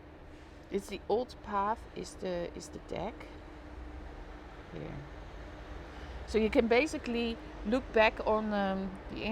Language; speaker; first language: English; non-native, fluent; Dutch